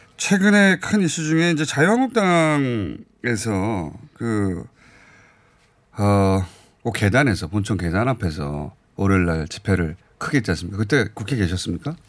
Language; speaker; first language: Korean; native; Korean